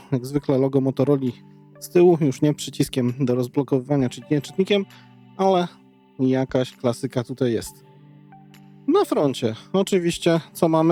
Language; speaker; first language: Polish; native; Polish